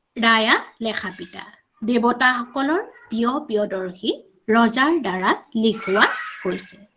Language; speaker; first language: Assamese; native; Assamese